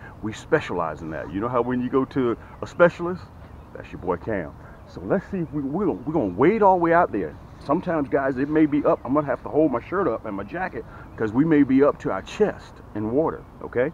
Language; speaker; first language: English; native; English